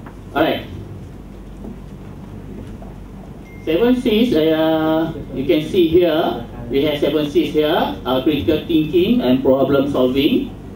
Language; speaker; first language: English; non-native, local second language; Malay